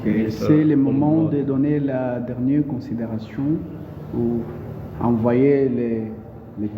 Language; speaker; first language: French; non-native, learner; Portuguese